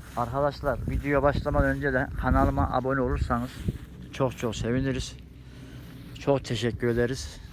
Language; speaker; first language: Turkish; native; Turkish